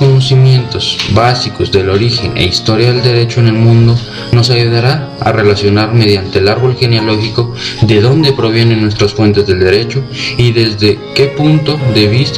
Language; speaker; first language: Spanish; native; Spanish